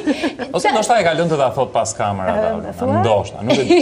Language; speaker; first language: Albanian; native; Albanian